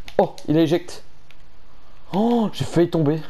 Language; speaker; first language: French; native; French